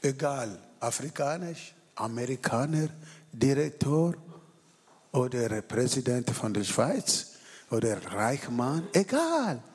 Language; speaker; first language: German; non-native, learner; French